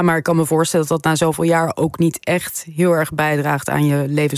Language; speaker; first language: Dutch; native; Dutch